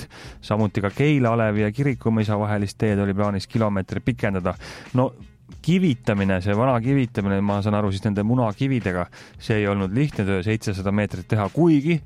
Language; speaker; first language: Estonian; native; Estonian